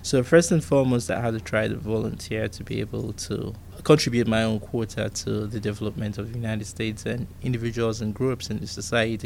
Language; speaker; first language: English; non-native, local second language; Igbo